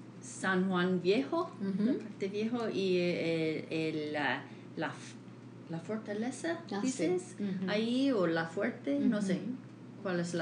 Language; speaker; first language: Spanish; non-native, fluent; English